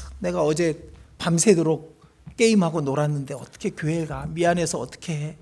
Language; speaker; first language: Korean; native; Korean